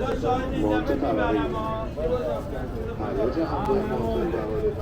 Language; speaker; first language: Persian; native; Persian